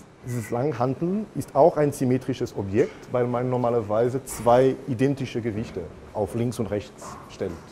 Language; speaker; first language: German; non-native, fluent; Portuguese